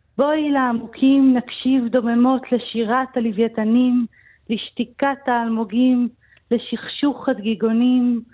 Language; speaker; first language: Hebrew; native; Hebrew